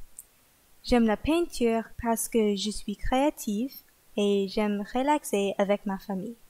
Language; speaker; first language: French; non-native, learner; English